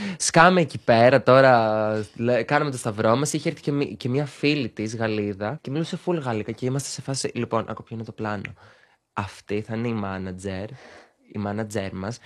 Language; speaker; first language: Greek; early bilingual, other home language; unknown